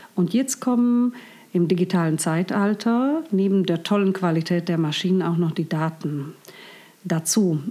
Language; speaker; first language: German; non-native, fluent; Slovak